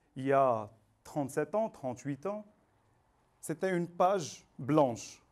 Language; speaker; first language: French; non-native, local second language; Arabic